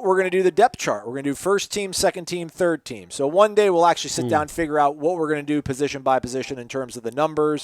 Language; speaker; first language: English; native; English